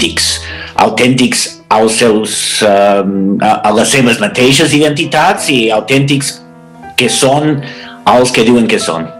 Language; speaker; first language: Catalan; non-native, fluent; English